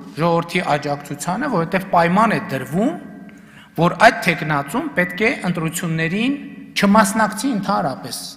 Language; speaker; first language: Armenian; native; Armenian